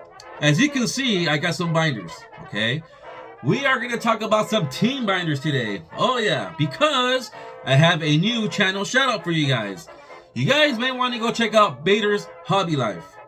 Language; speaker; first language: English; native; English